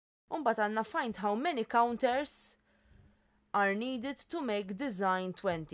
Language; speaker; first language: English; non-native, local second language; Maltese